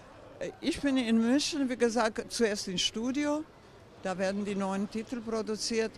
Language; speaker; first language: German; non-native, fluent; Croatian